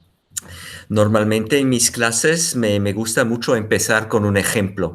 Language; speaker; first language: Spanish; non-native, fluent; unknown